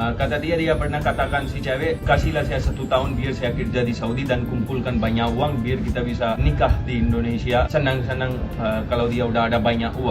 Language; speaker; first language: Indonesian; non-native, fluent; Hindi